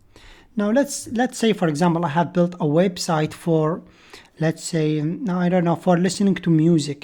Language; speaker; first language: English; non-native, fluent; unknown